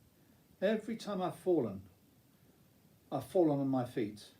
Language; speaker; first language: English; native; English